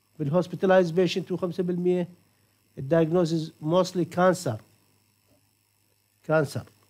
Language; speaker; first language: English; non-native, fluent; Arabic